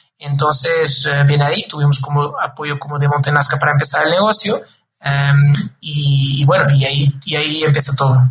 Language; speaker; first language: Spanish; non-native, fluent; Portuguese